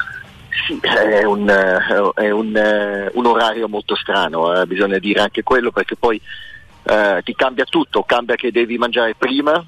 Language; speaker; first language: Italian; early bilingual, heritage; Italian